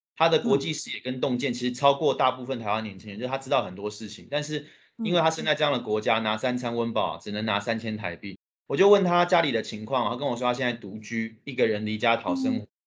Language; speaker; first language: Chinese; native; Chinese